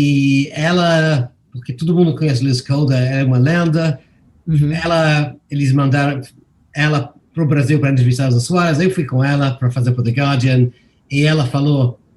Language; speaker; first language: Portuguese; non-native, fluent; English